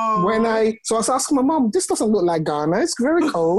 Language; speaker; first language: English; non-native, local second language; Ga